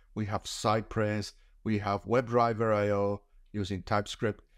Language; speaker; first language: English; non-native, fluent; Spanish